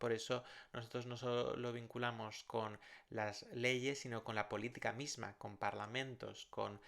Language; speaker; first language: Spanish; native; Spanish